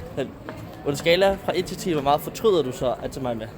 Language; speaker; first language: Danish; native; Danish